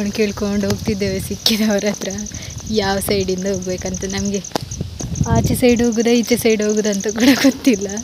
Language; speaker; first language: Kannada; non-native, local second language; Tulu